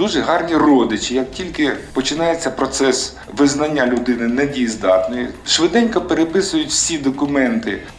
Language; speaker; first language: Ukrainian; non-native, local second language; Russian